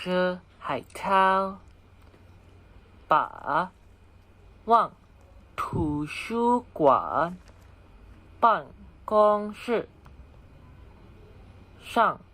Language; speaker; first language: Chinese; non-native, learner; Indonesian